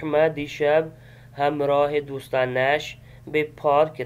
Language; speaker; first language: Persian; non-native, fluent; Urdu